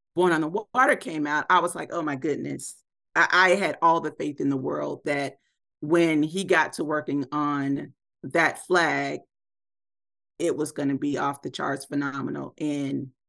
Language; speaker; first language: English; native; English